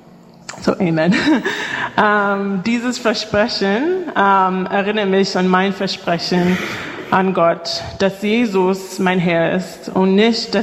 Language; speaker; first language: German; non-native, fluent; English